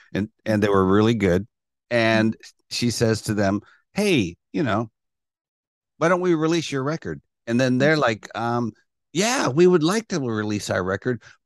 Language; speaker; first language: English; native; English